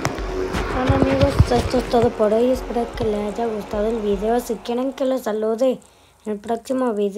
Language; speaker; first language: Spanish; native; Spanish